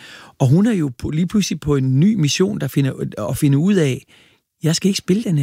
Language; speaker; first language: Danish; native; Danish